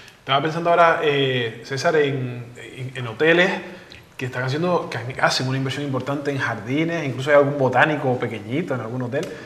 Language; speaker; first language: Spanish; native; Spanish